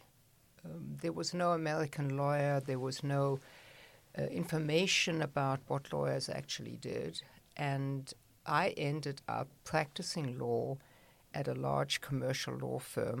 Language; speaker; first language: English; native; English